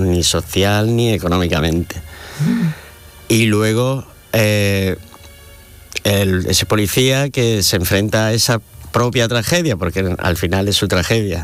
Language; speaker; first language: Spanish; native; Spanish